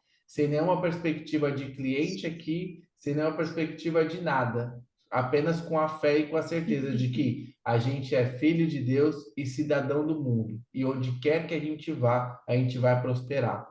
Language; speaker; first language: Portuguese; native; Portuguese